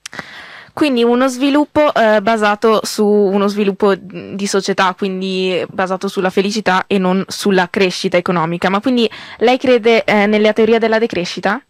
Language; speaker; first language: Italian; native; Italian